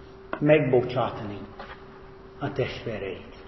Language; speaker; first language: Hungarian; non-native, fluent; English